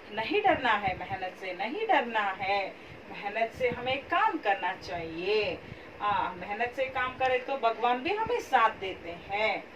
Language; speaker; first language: Hindi; non-native, local second language; Kannada